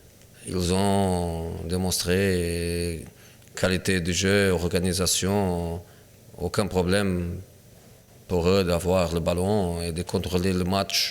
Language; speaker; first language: French; non-native, fluent; Portuguese